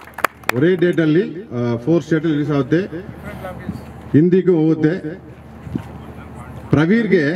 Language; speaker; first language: Kannada; non-native, learner; Tamil